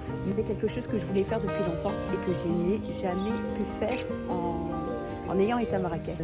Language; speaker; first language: French; native; French